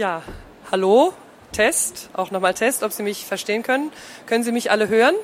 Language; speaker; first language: German; native; German